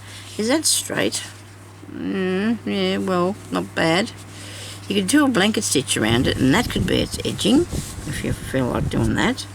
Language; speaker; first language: English; native; English